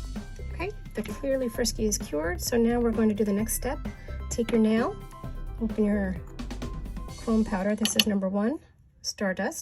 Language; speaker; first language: English; native; English